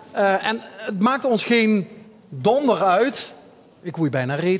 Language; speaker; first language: Dutch; native; Dutch